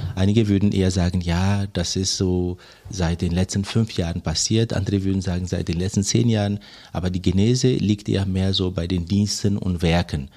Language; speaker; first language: German; non-native, fluent; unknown